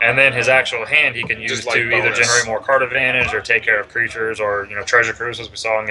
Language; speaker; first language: English; native; English